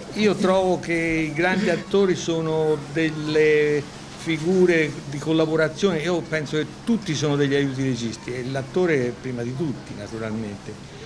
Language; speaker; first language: Italian; native; Italian